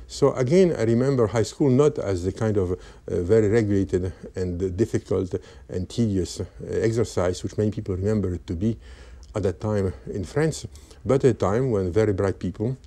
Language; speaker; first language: English; non-native, fluent; Polish